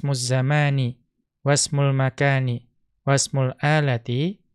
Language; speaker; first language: Arabic; non-native, fluent; Indonesian